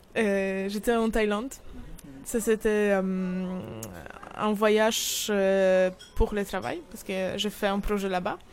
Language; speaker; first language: French; non-native, fluent; Polish